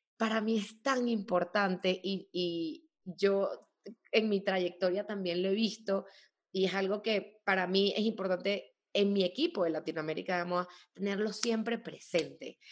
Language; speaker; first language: Spanish; native; Spanish